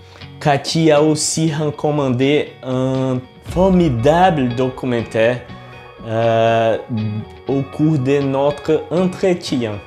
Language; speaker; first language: French; non-native, learner; Portuguese